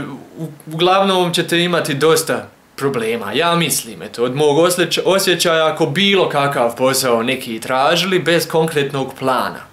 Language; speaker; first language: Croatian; early bilingual, heritage; Croatian